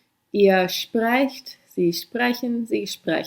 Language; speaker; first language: German; non-native, fluent; English